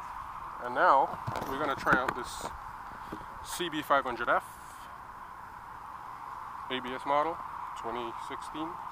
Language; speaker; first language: English; native; English